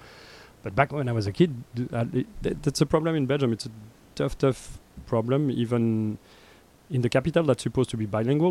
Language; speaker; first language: English; non-native, fluent; French